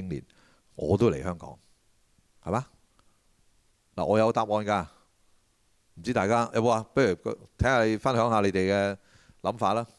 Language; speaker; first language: Cantonese; native; Cantonese